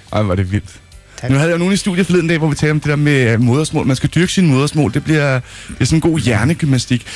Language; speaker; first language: Danish; native; Danish